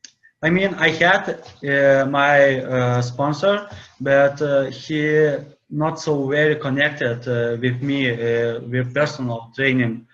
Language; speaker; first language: English; non-native, learner; Lithuanian